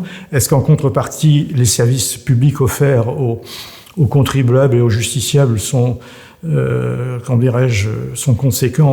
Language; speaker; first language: French; native; French